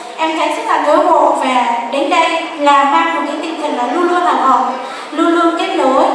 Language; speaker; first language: Vietnamese; non-native, local second language; Hmong